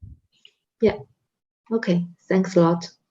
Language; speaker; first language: English; non-native, local second language; Chinese